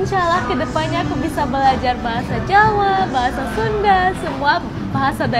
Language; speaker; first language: Indonesian; non-native, fluent; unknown